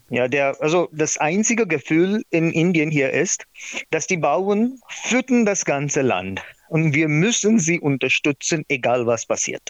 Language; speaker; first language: German; non-native, learner; Marathi